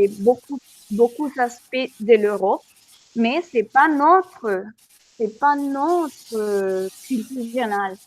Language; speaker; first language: French; non-native, fluent; Spanish